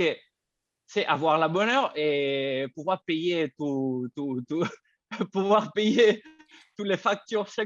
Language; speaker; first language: French; non-native, fluent; Spanish